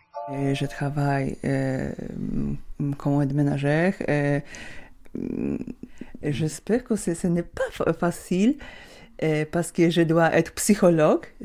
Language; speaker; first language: French; non-native, learner; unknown